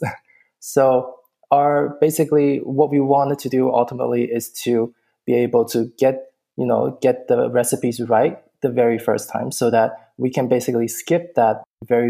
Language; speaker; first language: English; native; English